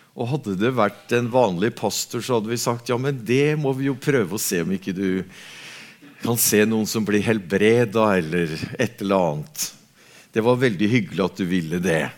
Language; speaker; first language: Norwegian; native; Norwegian